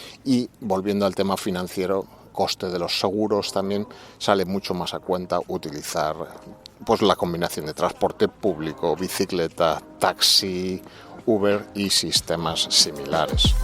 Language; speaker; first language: Spanish; native; Spanish